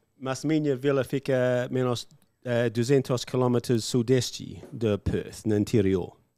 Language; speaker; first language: Portuguese; non-native, learner; English